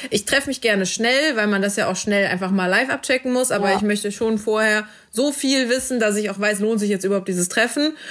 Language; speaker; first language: German; native; German